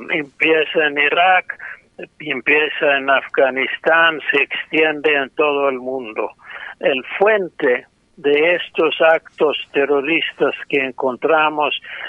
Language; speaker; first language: Spanish; non-native, fluent; English